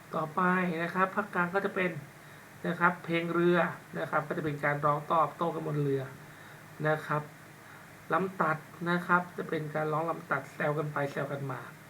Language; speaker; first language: Thai; native; Thai